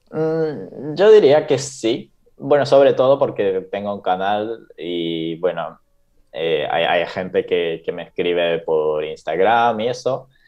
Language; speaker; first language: Spanish; non-native, fluent; Japanese